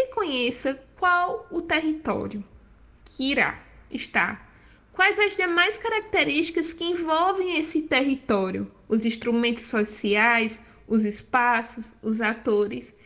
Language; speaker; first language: Portuguese; native; Portuguese